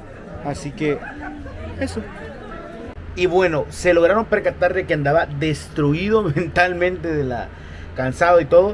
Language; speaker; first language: Spanish; native; Spanish